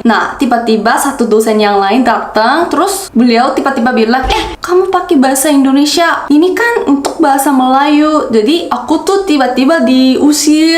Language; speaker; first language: Indonesian; non-native, fluent; Korean